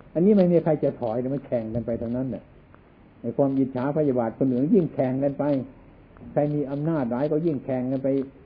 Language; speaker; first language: Thai; non-native, local second language; Northeastern Thai